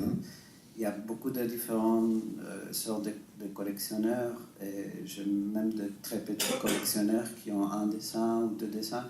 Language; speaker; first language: French; non-native, fluent; Spanish